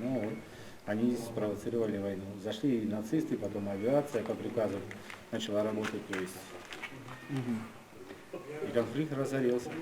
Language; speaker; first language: Russian; native; Russian